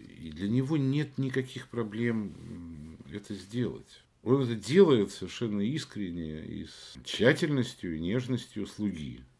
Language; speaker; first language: Russian; native; Russian